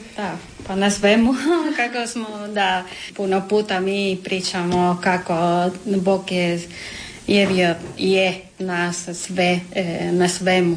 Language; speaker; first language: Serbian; non-native, learner; Spanish